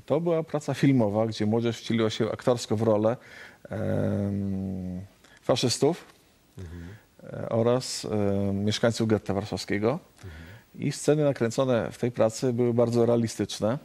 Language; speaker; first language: Polish; native; Polish